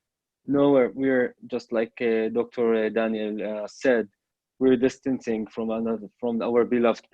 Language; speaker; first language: English; non-native, fluent; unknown